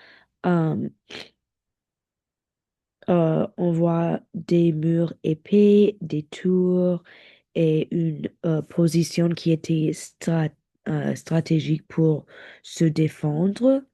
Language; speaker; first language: French; non-native, learner; English